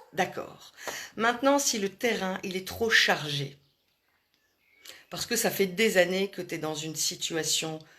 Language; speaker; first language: French; native; French